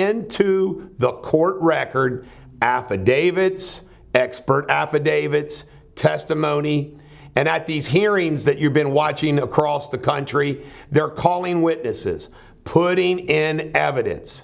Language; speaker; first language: English; native; English